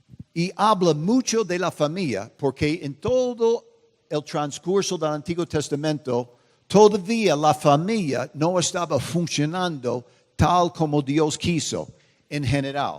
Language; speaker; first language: Spanish; non-native, fluent; English